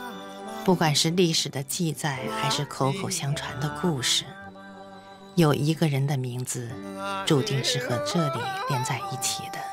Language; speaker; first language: Chinese; native; Chinese